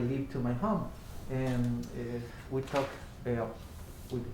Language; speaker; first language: English; non-native, learner; Spanish